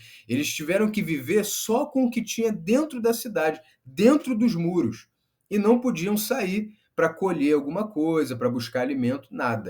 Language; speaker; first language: Portuguese; native; Portuguese